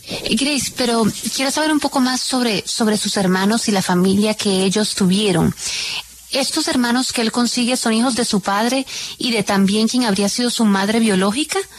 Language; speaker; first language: Spanish; native; Spanish